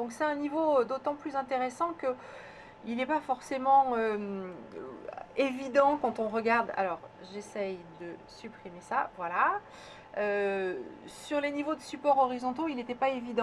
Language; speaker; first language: French; native; French